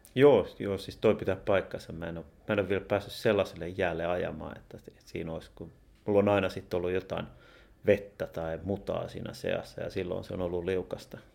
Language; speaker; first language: Finnish; native; Finnish